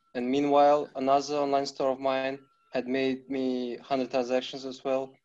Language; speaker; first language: English; non-native, fluent; Kazakh